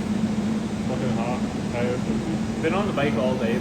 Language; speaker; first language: English; native; English